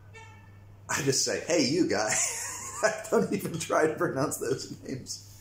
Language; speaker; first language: English; native; English